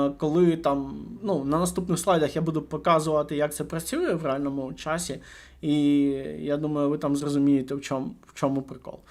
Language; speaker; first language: Ukrainian; non-native, local second language; Russian